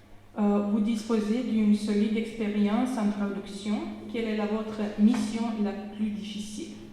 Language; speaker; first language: French; non-native, fluent; Serbian